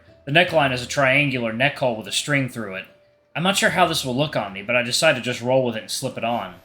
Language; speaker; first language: English; native; English